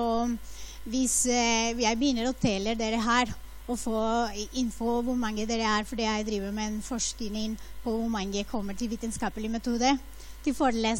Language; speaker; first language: Norwegian; non-native, fluent; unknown